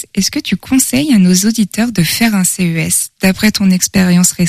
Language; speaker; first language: French; native; French